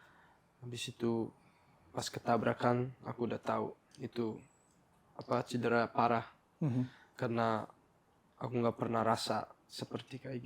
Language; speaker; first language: Indonesian; early bilingual, heritage; English